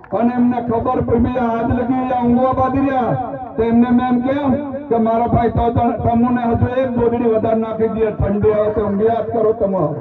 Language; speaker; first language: Gujarati; non-native, local second language; Rathawi